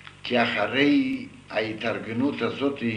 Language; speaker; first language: Hebrew; non-native, fluent; Yiddish